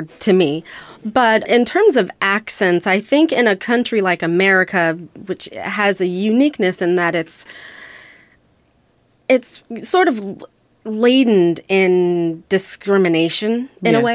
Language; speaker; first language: English; non-native, fluent; Romanian